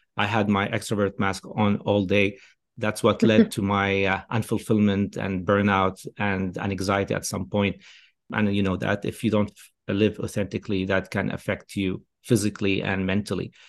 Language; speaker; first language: English; non-native, fluent; Arabic